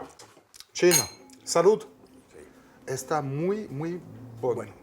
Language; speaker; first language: Spanish; non-native, learner; French